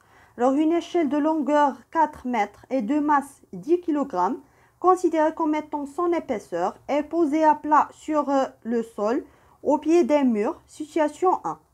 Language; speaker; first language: French; non-native, local second language; Arabic